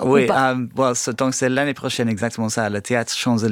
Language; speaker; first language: French; non-native, fluent; English